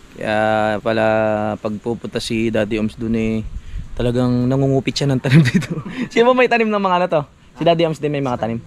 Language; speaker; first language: Filipino; native; Filipino